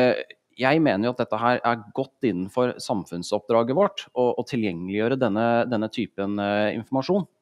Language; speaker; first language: Norwegian; native; Norwegian